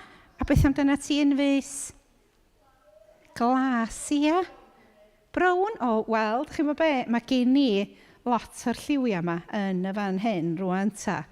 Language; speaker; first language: Welsh; native; Welsh